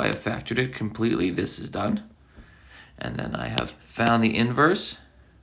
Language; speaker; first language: English; native; English